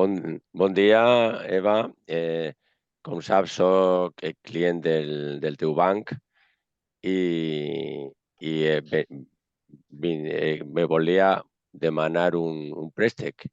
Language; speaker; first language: Catalan; non-native, local second language; Spanish